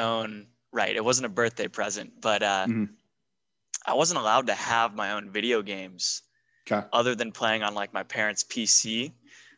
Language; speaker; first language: English; native; English